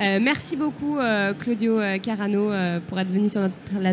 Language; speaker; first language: French; native; French